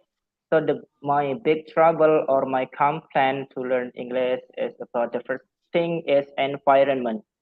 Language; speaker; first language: English; non-native, fluent; Javanese